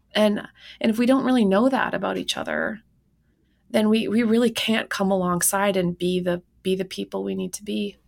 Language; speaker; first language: English; native; English